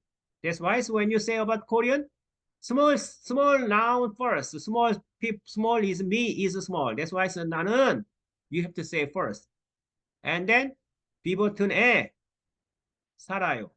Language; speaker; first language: English; non-native, learner; Korean